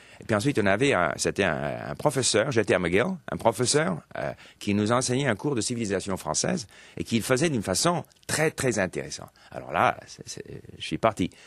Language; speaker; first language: French; non-native, local second language; English